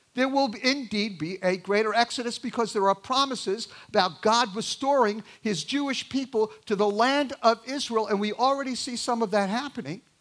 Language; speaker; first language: English; native; English